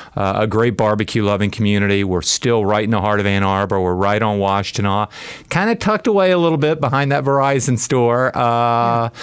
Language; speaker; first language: English; native; English